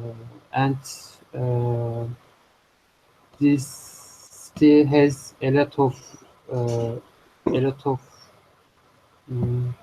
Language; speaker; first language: English; non-native, learner; Turkish